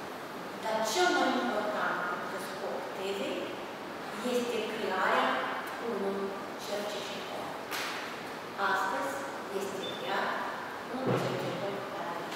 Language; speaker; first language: Romanian; non-native, local second language; Russian